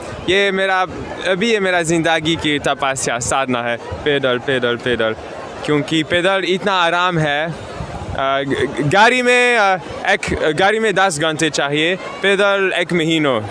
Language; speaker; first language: Hindi; non-native, learner; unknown